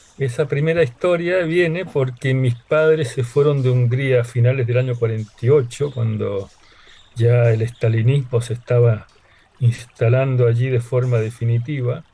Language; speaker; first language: Spanish; early bilingual, other home language; Hungarian